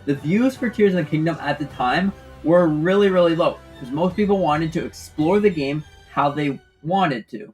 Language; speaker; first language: English; native; English